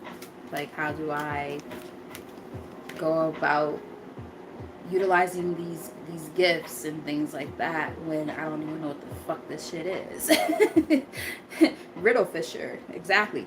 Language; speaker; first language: English; native; English